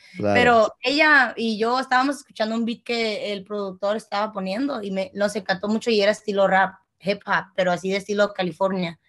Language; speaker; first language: Spanish; early bilingual, heritage; Spanish